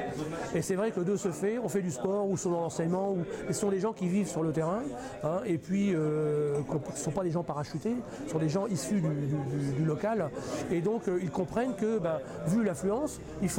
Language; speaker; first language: French; native; French